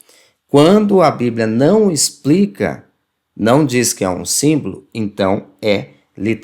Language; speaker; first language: Portuguese; native; Portuguese